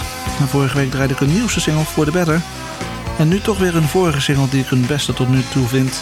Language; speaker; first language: Dutch; native; Dutch